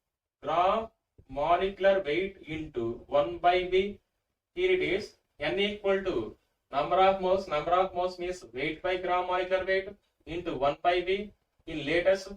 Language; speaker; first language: English; non-native, local second language; Telugu